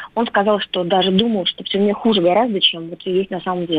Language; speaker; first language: Russian; native; Russian